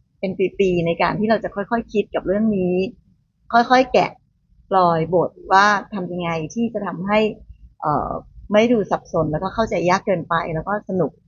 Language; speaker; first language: Thai; native; Thai